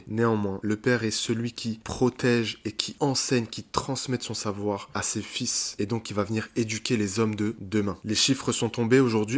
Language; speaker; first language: French; native; French